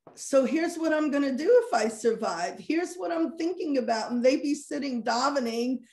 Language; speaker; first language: English; native; English